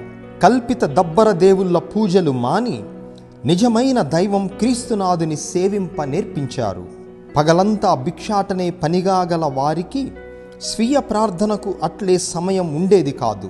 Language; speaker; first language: Telugu; native; Telugu